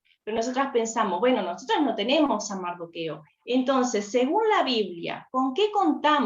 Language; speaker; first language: Spanish; native; Spanish